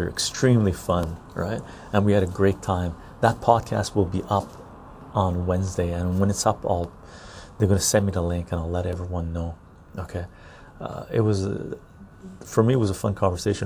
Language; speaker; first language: English; non-native, fluent; Armenian